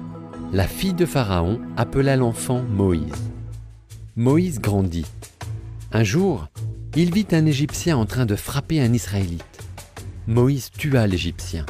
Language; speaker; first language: French; native; French